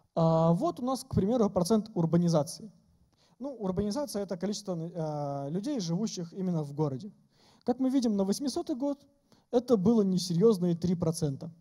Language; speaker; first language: Russian; native; Russian